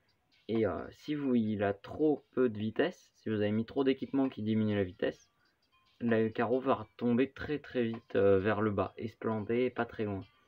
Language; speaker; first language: French; native; French